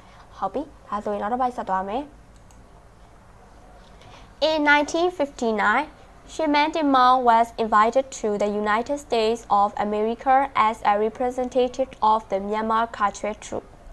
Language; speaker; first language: English; non-native, fluent; Burmese